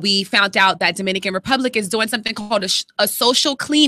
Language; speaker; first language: English; native; English